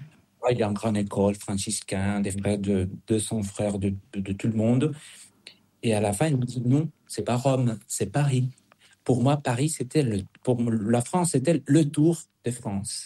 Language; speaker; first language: French; non-native, fluent; Spanish